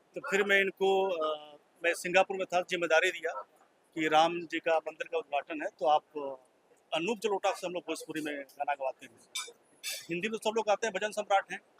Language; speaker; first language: Hindi; native; Hindi